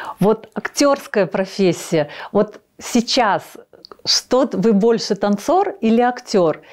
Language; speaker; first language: Russian; native; Russian